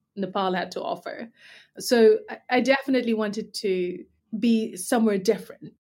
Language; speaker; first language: English; non-native, local second language; Nepali